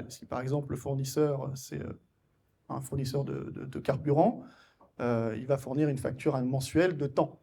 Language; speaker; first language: French; native; French